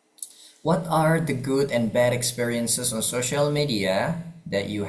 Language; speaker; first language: English; non-native, fluent; Indonesian